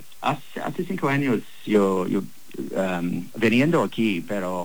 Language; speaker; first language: Spanish; non-native, learner; English